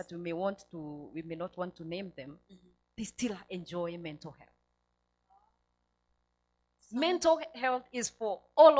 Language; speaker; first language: English; non-native, local second language; Swahili